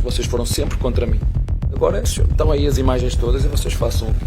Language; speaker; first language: Portuguese; native; Portuguese